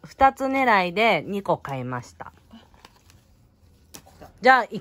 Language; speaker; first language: Japanese; native; Japanese